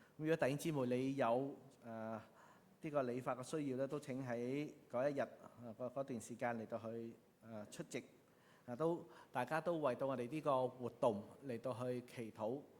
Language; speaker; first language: Cantonese; native; Cantonese